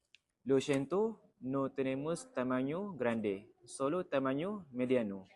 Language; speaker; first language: Spanish; non-native, learner; Malay